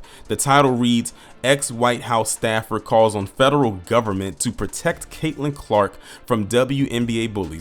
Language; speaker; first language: English; native; English